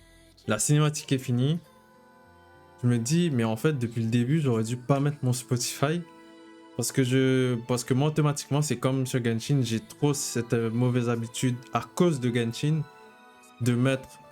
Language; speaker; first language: French; native; French